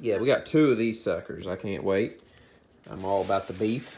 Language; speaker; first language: English; native; English